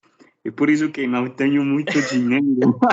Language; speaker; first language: Portuguese; non-native, learner; Spanish